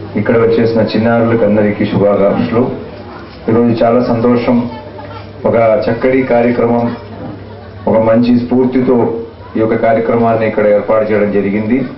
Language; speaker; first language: Telugu; non-native, fluent; Malayalam